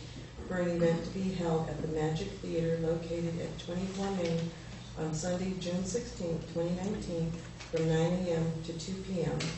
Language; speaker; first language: English; native; English